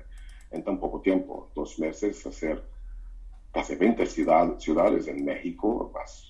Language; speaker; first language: Spanish; non-native, fluent; Portuguese